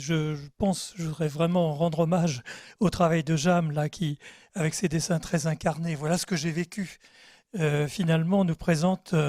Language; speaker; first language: French; native; French